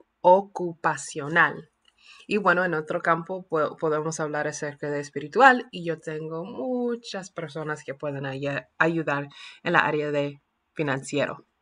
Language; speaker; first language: Spanish; non-native, fluent; English